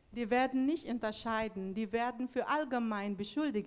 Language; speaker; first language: German; non-native, fluent; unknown